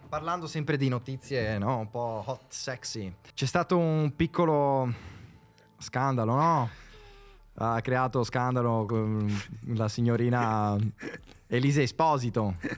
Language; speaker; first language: Italian; native; Italian